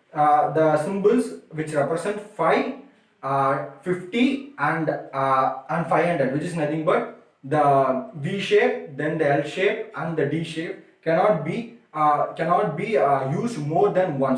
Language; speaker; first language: English; non-native, local second language; Tamil